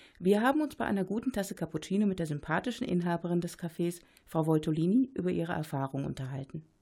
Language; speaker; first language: German; native; German